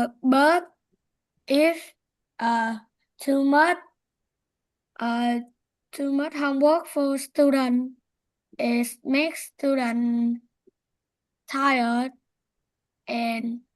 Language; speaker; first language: English; non-native, learner; Vietnamese